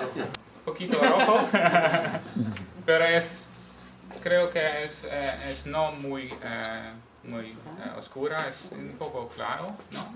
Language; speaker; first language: Spanish; non-native, learner; Dutch